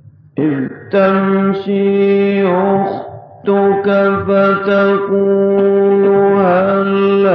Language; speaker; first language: Arabic; native; Arabic